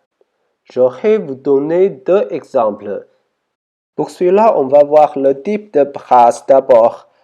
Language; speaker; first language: French; non-native, learner; Chinese